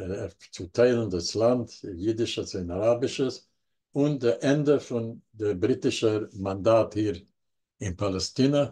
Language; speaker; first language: German; non-native, learner; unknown